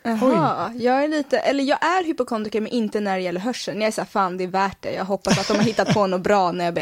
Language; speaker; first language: Swedish; native; Swedish